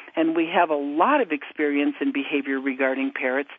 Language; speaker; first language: English; native; English